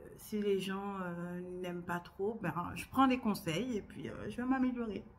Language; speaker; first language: French; native; French